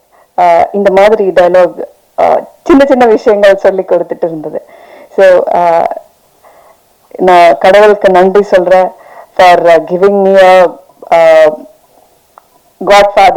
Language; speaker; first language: Tamil; non-native, fluent; Malayalam